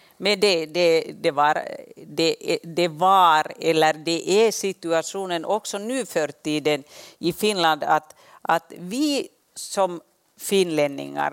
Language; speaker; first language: Swedish; non-native, local second language; Finnish